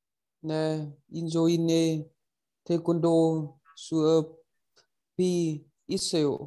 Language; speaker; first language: Korean; non-native, learner; Vietnamese